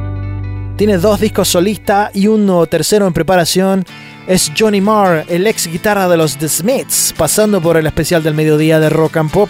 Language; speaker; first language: Spanish; native; Spanish